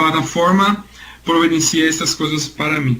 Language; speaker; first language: Spanish; non-native, learner; Portuguese